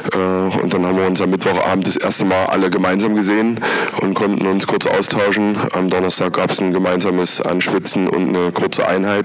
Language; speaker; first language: German; native; German